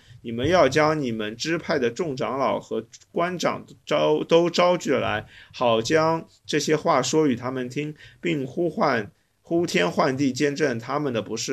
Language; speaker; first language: Chinese; native; Chinese